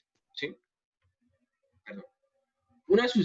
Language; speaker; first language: Spanish; native; Spanish